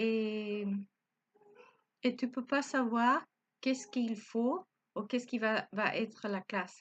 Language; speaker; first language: French; non-native, learner; Spanish